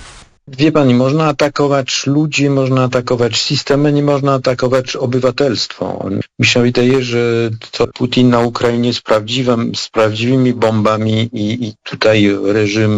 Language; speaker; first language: Polish; non-native, fluent; French